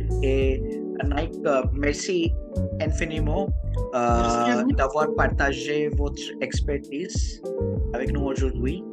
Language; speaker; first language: French; non-native, local second language; Hindi